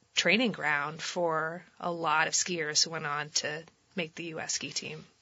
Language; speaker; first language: English; native; English